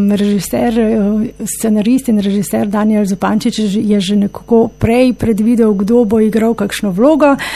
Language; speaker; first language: Slovenian; native; Slovenian